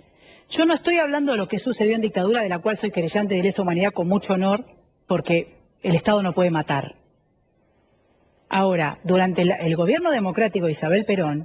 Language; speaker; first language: Spanish; native; Spanish